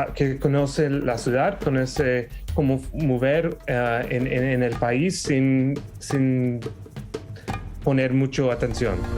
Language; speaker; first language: Spanish; non-native, fluent; English